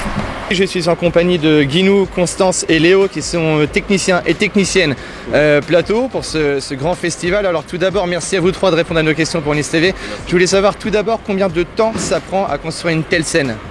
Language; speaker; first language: French; native; French